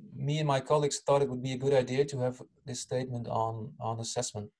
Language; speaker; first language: English; non-native, fluent; Dutch